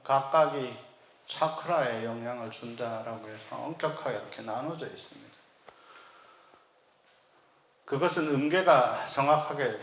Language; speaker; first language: Korean; native; Korean